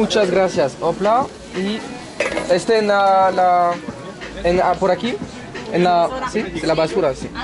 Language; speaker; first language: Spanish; non-native, learner; French